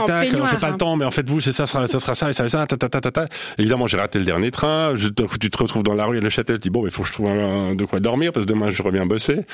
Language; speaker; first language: French; non-native, local second language; Swiss German